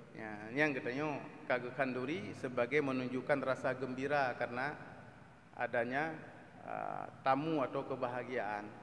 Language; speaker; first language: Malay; non-native, local second language; Achinese